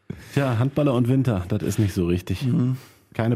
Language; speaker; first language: German; native; German